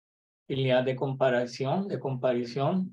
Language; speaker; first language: French; non-native, learner; Spanish